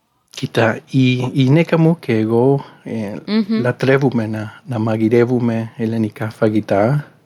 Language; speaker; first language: Greek; non-native, learner; English